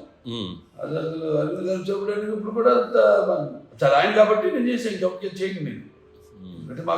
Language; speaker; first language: Telugu; native; Telugu